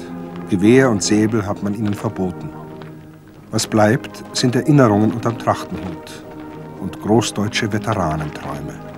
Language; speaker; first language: German; native; German